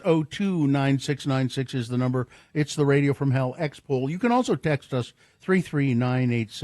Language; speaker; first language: English; native; English